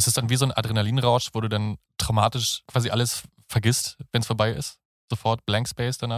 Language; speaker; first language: German; native; German